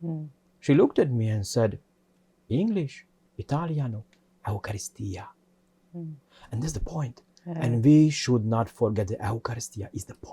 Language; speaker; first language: English; non-native, fluent; Hungarian